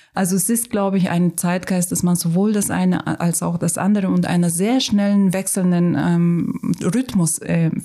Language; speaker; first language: German; non-native, fluent; Turkish